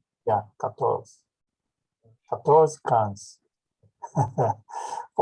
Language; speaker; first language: French; non-native, learner; Portuguese